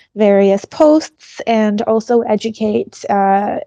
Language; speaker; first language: English; early bilingual, other home language; Ukrainian